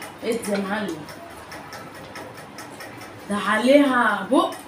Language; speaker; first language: Arabic; native; Arabic